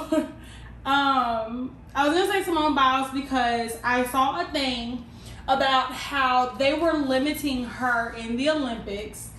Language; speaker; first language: English; native; English